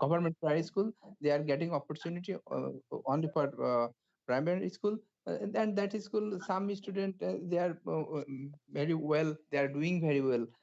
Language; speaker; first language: English; non-native, learner; Bangla